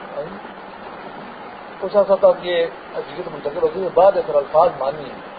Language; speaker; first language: Urdu; non-native, local second language; Pashto